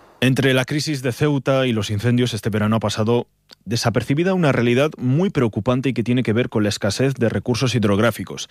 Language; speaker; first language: Spanish; native; Spanish